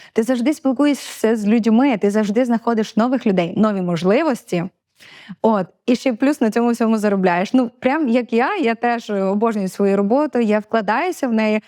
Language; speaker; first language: Ukrainian; native; Ukrainian